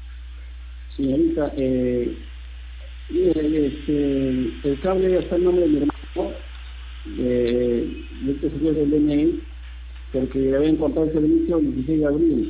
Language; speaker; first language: Spanish; native; Spanish